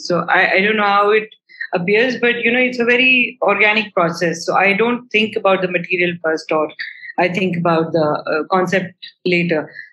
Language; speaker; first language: English; non-native, local second language; Hindi